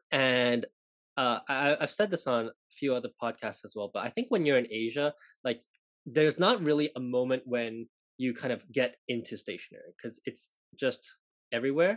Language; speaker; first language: English; non-native, local second language; Cantonese